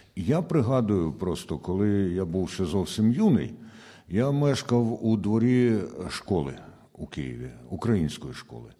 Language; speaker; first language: Ukrainian; native; Ukrainian